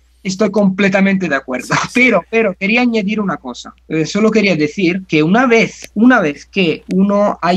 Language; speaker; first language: Spanish; non-native, fluent; Italian